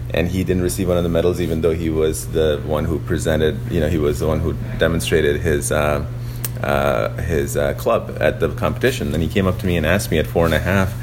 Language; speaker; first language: English; early bilingual, other home language; Urdu